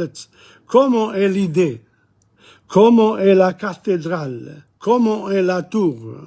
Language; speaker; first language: French; non-native, fluent; English